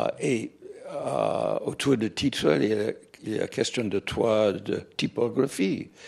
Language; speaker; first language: French; non-native, fluent; English